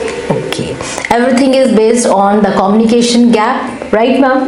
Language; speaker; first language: English; non-native, local second language; Hindi